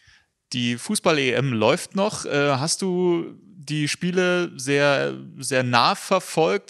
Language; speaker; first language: German; native; German